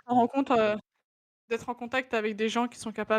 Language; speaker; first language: French; native; French